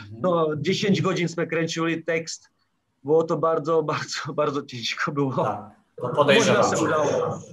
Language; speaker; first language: Polish; non-native, learner; Czech